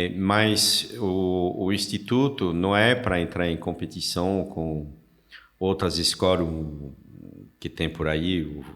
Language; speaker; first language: Portuguese; non-native, fluent; French